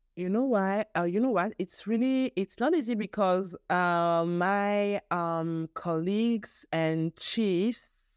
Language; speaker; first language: English; non-native, fluent; French